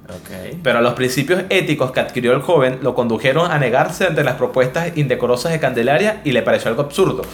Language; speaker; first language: Spanish; native; Spanish